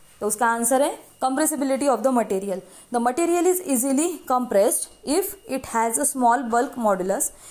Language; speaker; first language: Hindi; non-native, local second language; Marathi